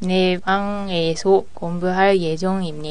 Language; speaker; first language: Korean; non-native, learner; Japanese